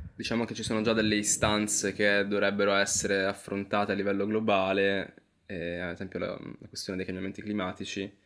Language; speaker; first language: Italian; native; Italian